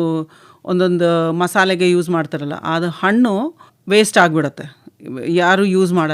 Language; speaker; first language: Kannada; non-native, local second language; Malayalam